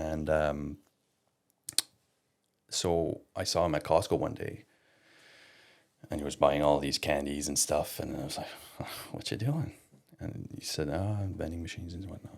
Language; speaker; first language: English; non-native, local second language; French